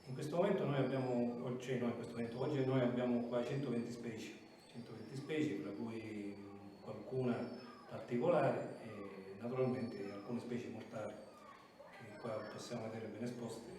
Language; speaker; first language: Italian; native; Italian